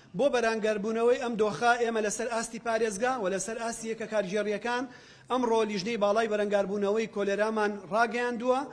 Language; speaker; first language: Central Kurdish; native; Central Kurdish